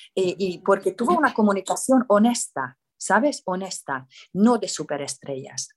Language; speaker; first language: Spanish; non-native, fluent; Hungarian